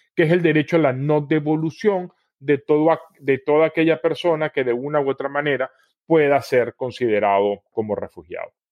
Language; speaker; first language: Spanish; native; Spanish